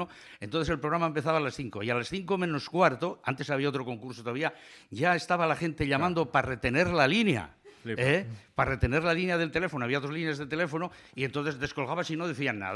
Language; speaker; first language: Spanish; native; Spanish